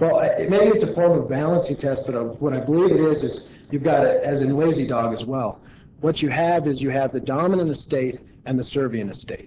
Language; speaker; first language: English; native; English